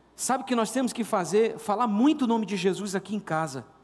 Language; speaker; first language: Portuguese; native; Portuguese